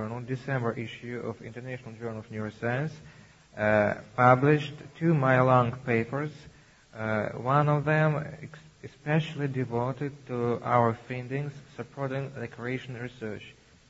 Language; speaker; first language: English; non-native, learner; Russian